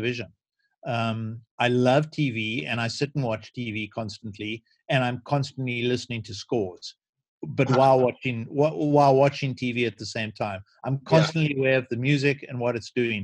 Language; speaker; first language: English; native; English